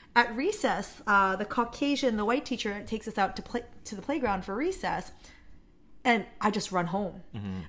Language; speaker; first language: English; non-native, fluent; Korean